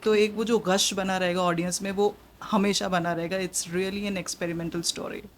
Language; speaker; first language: Hindi; native; Hindi